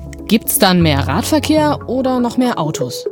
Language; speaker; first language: German; native; German